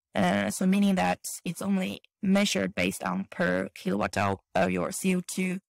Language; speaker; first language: English; non-native, fluent; Chinese